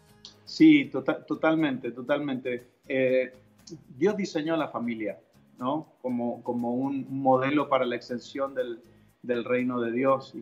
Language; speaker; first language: Spanish; native; Spanish